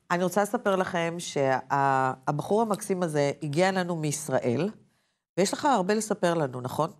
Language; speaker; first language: Hebrew; native; Hebrew